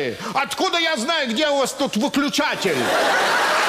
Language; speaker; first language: Russian; native; Russian